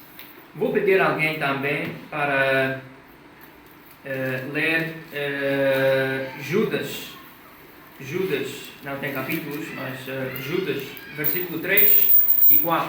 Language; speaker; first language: Portuguese; non-native, fluent; English